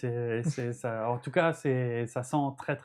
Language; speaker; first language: French; native; French